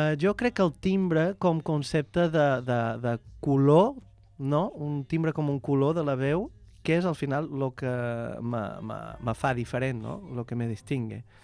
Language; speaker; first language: Catalan; non-native, fluent; Portuguese